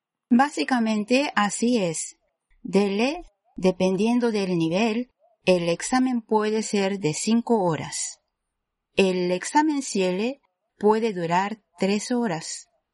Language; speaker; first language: Spanish; non-native, fluent; Japanese